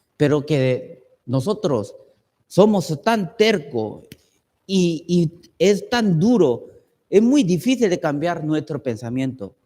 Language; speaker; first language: Spanish; non-native, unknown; Chinese